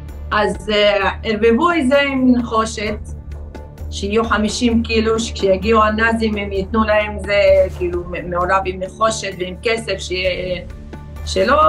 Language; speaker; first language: Hebrew; non-native, fluent; Arabic